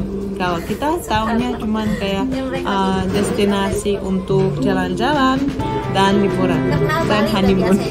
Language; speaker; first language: Indonesian; non-native, fluent; Russian